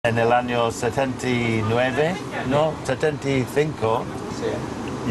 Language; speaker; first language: Spanish; non-native, learner; English